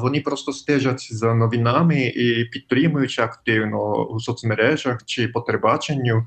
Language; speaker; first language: Ukrainian; non-native, fluent; Japanese